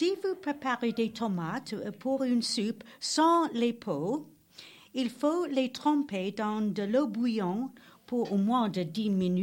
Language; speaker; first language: French; non-native, learner; English